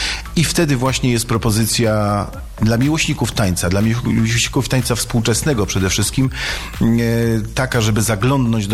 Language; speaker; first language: Polish; native; Polish